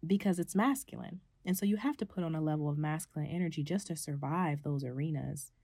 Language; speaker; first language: English; native; English